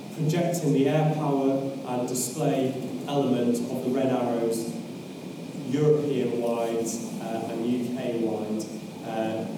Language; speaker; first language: English; native; English